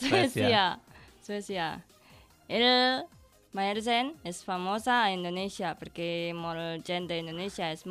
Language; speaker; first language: Catalan; non-native, learner; Indonesian